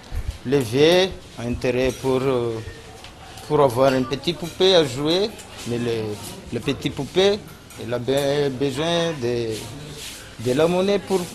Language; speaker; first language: French; non-native, local second language; Malagasy